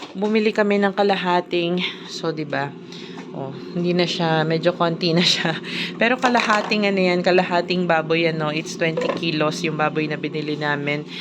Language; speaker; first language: Filipino; native; Filipino